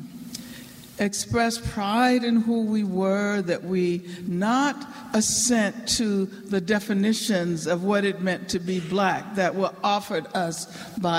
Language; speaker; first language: English; native; English